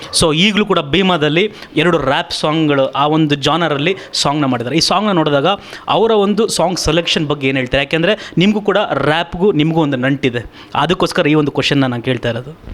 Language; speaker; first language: Kannada; native; Kannada